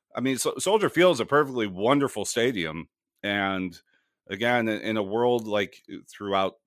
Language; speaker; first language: English; native; English